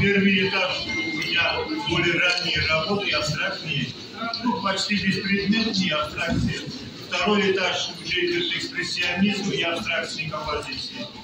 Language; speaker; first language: Russian; non-native, local second language; Georgian